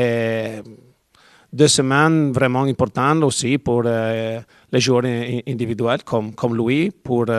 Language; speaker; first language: French; non-native, learner; Italian